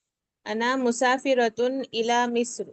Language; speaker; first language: Arabic; non-native, learner; Urdu